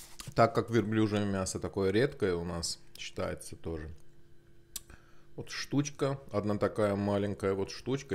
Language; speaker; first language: Russian; non-native, local second language; Azerbaijani